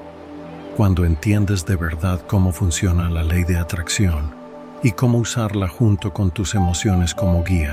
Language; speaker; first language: Spanish; native; Spanish